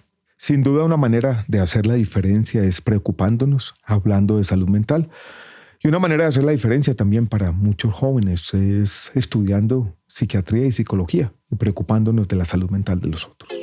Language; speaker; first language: Spanish; native; Spanish